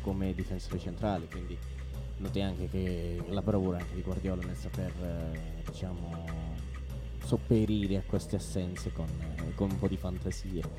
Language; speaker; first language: Italian; native; Italian